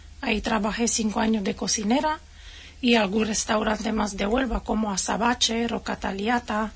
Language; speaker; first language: Spanish; non-native, fluent; Romanian